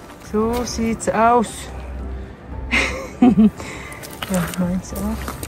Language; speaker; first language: German; non-native, learner; Tibetan